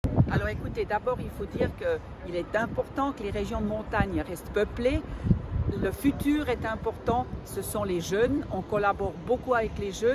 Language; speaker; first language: French; non-native, local second language; German